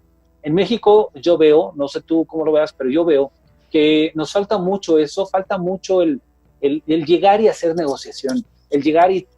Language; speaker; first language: Spanish; native; Spanish